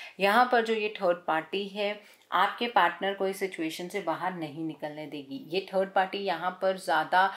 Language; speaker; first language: Hindi; native; Hindi